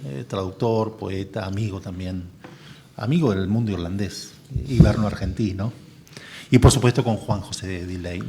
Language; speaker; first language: Spanish; native; Spanish